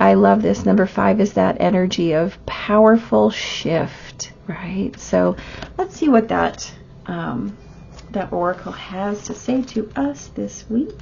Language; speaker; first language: English; native; English